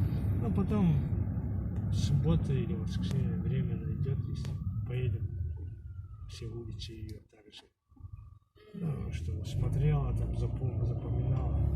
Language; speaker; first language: Russian; non-native, learner; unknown